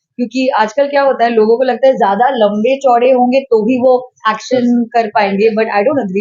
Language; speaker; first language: Hindi; non-native, local second language; Bangla